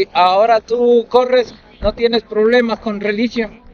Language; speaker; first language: Spanish; native; Spanish